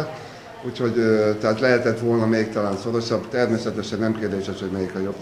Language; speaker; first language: Hungarian; native; Hungarian